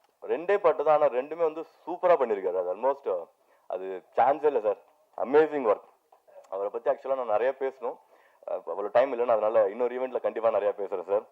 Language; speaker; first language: Tamil; native; Tamil